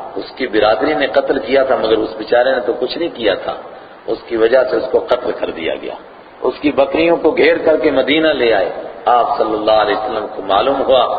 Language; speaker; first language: Urdu; non-native, local second language; Punjabi